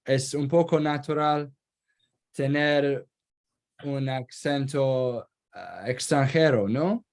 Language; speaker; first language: Spanish; non-native, learner; Kurdish